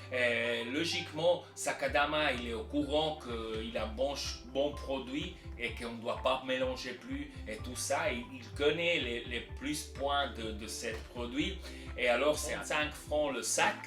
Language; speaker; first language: French; non-native, local second language; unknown